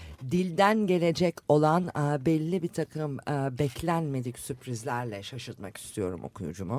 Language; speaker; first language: Turkish; native; Turkish